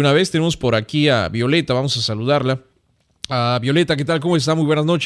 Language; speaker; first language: Spanish; native; Spanish